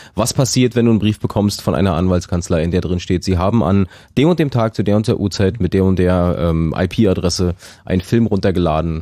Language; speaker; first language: German; native; German